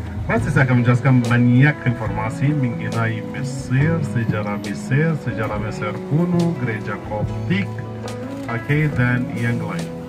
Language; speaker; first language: Indonesian; non-native, fluent; Arabic